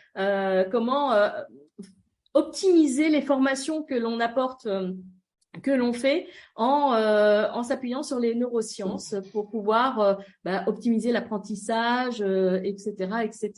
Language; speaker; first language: French; native; French